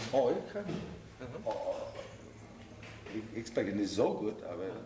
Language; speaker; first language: German; non-native, learner; English